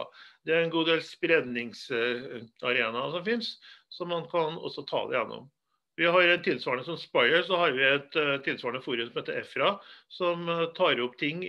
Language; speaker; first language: Norwegian; native; Norwegian